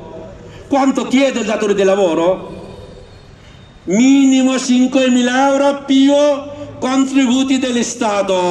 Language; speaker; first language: Italian; non-native, learner; Bangla